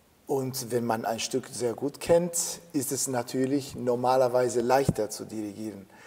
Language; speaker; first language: German; non-native, fluent; Italian